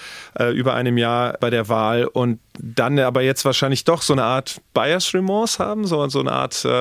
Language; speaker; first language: German; native; German